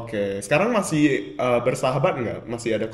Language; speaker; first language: Indonesian; native; Indonesian